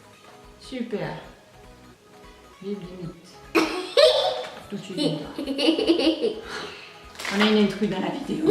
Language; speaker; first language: French; native; French